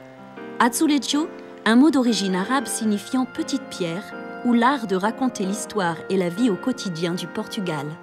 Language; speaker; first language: French; native; French